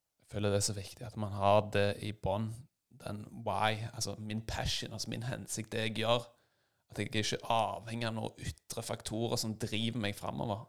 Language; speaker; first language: Norwegian; native; Norwegian